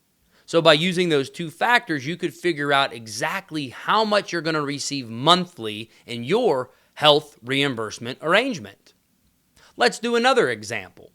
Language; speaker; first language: English; native; English